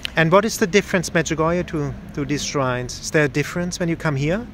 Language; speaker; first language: English; non-native, fluent; German